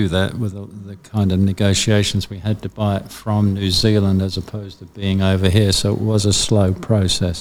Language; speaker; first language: English; native; English